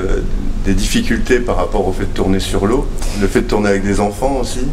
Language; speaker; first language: French; native; French